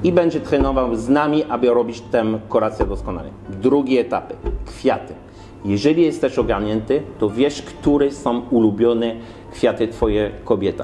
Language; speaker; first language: Polish; non-native, learner; French